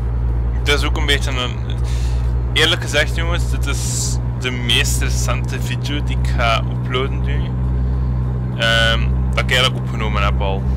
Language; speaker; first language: Dutch; native; Dutch